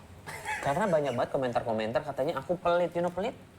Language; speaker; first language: Indonesian; native; Indonesian